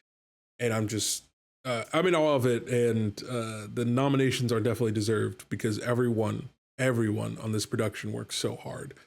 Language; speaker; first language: English; native; English